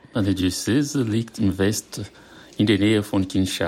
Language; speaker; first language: German; non-native, fluent; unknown